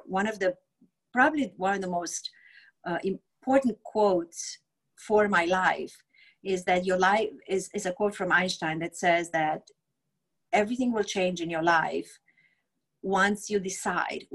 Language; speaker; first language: English; non-native, fluent; Romanian